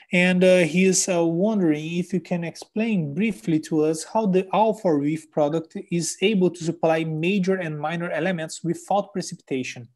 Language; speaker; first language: English; non-native, fluent; Portuguese